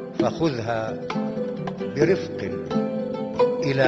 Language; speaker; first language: Arabic; native; Arabic